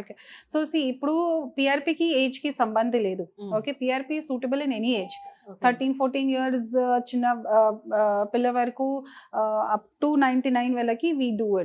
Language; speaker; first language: Telugu; non-native, fluent; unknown